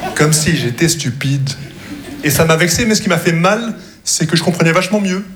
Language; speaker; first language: French; non-native, local second language; Arabic